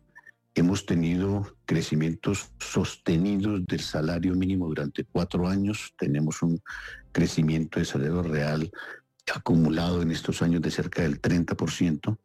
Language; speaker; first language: Spanish; native; Spanish